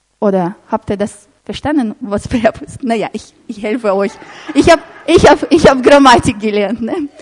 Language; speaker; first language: German; non-native, fluent; Russian